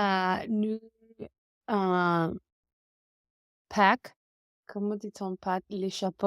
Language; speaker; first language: French; non-native, learner; English